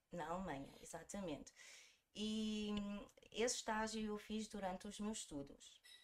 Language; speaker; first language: Portuguese; early bilingual, heritage; Portuguese